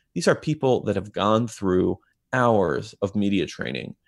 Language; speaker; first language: English; non-native, fluent; Hebrew